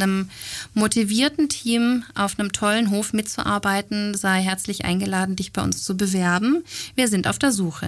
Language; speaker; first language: German; native; German